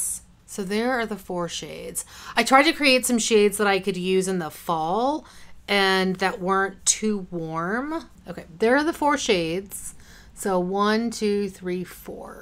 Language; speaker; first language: English; native; English